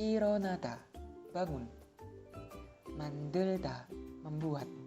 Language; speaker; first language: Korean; non-native, fluent; Indonesian